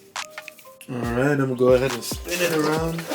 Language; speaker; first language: English; native; English